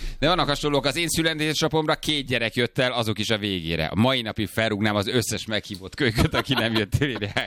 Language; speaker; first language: Hungarian; native; Hungarian